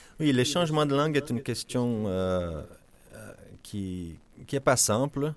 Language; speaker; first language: French; non-native, fluent; Portuguese